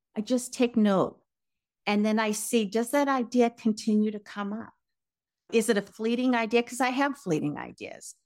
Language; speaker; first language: English; native; English